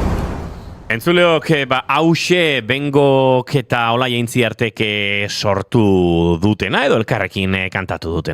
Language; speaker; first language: Basque; native; Basque